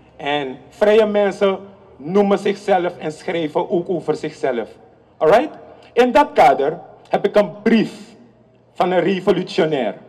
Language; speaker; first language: Dutch; native; Dutch